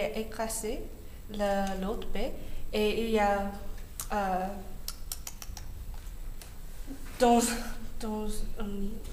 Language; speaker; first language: French; non-native, learner; English